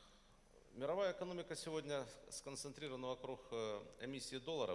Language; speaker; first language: Russian; native; Russian